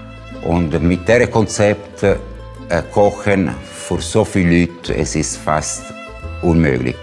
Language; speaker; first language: German; non-native, fluent; Italian